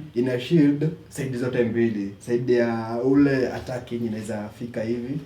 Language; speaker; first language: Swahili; native; Swahili